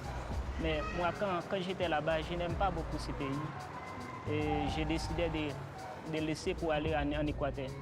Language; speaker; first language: French; non-native, local second language; Haitian Creole